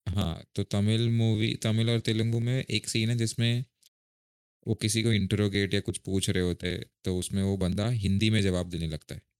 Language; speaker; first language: Hindi; non-native, local second language; Marathi